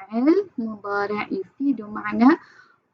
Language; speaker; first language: Arabic; non-native, fluent; Malay